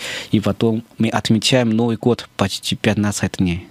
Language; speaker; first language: Russian; non-native, fluent; Chinese